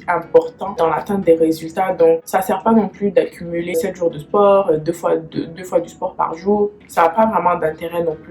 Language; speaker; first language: French; native; French